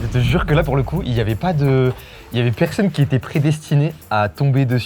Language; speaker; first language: French; native; French